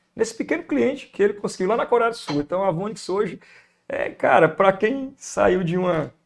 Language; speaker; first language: Portuguese; native; Portuguese